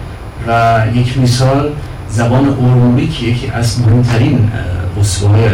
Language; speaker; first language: Persian; non-native, fluent; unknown